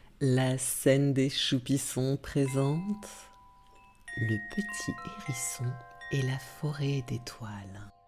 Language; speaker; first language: French; native; French